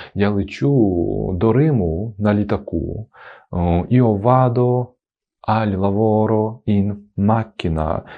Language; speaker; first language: Ukrainian; non-native, fluent; Italian